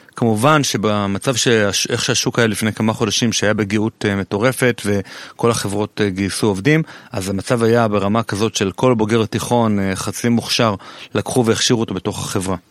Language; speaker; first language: Hebrew; native; Hebrew